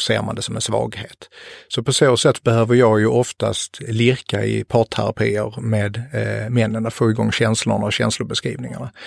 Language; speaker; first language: Swedish; native; Swedish